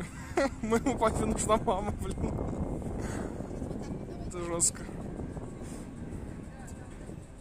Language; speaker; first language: Russian; native; Russian